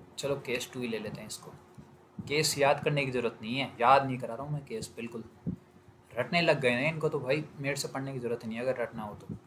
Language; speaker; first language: Hindi; native; Hindi